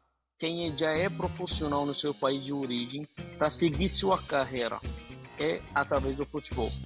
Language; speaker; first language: Portuguese; non-native, fluent; Arabic